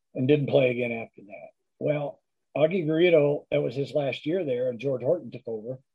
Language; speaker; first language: English; native; English